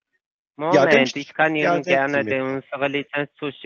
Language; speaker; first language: German; non-native, fluent; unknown